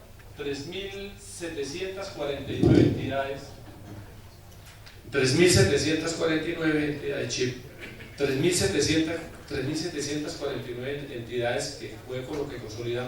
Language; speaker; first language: Spanish; native; Spanish